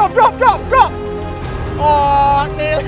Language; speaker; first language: English; native; English